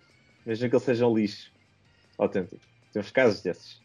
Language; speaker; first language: Portuguese; native; Portuguese